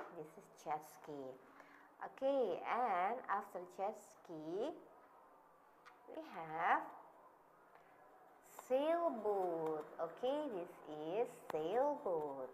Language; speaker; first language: English; non-native, learner; Indonesian